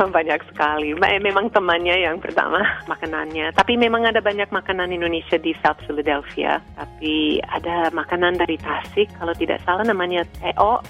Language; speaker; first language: Indonesian; non-native, fluent; English